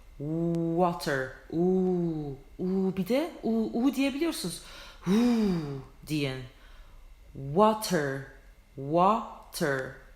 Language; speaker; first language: Turkish; early bilingual, heritage; Turkish